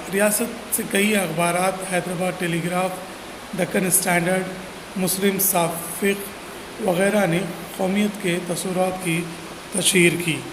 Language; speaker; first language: Urdu; native; Urdu